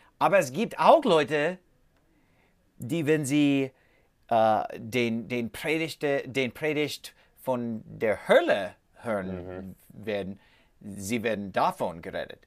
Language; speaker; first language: German; non-native, learner; English